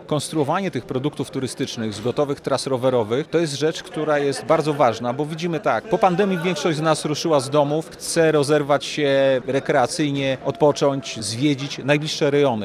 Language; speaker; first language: Polish; native; Polish